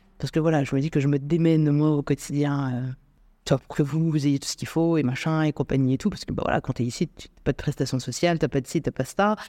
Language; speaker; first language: French; native; French